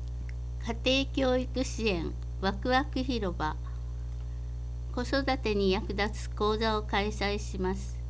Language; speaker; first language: Japanese; native; Japanese